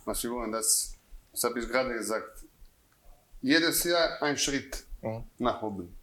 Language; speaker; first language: German; non-native, learner; Croatian